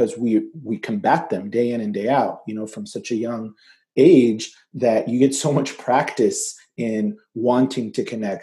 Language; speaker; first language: English; native; English